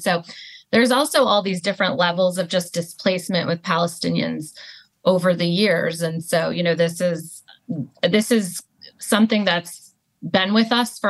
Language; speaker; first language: English; native; English